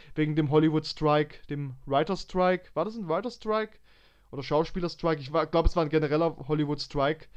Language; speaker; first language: German; native; German